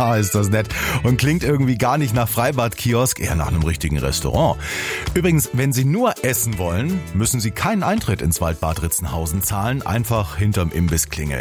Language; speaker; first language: German; native; German